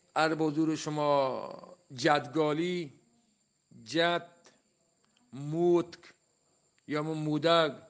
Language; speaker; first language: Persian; non-native, local second language; Baluchi